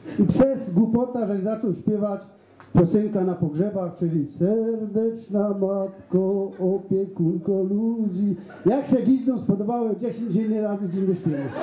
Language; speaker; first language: Polish; native; Polish